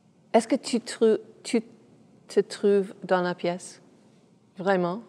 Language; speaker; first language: French; non-native, fluent; English